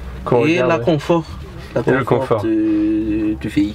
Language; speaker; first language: French; non-native, local second language; Malagasy